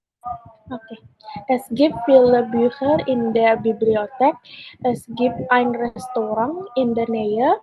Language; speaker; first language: German; non-native, learner; Indonesian